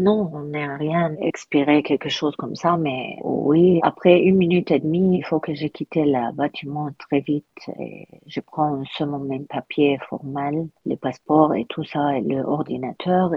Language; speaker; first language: French; non-native, learner; Arabic